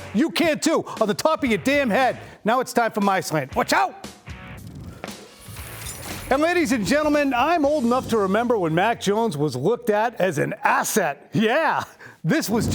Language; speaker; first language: English; native; English